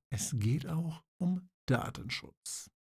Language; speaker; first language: German; non-native, fluent; Polish